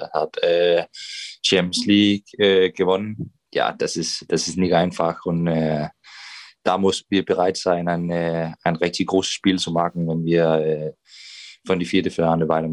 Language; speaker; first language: German; non-native, fluent; Danish